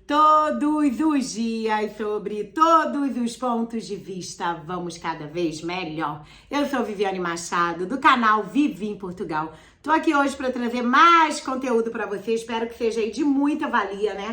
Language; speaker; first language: Portuguese; native; Portuguese